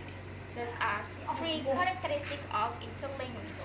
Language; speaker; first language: English; non-native, learner; Indonesian